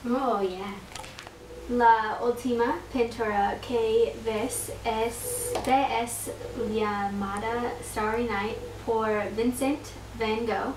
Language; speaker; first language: Spanish; non-native, learner; English